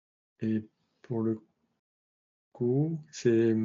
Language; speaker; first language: French; native; French